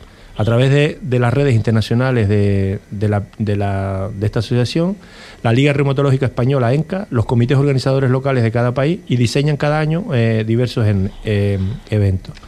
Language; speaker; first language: Spanish; native; Spanish